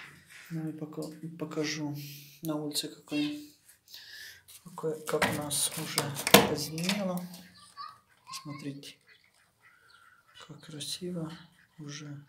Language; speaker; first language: Russian; non-native, local second language; Romanian